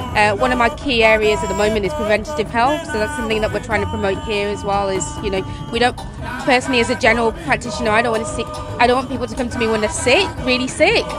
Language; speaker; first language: English; native; English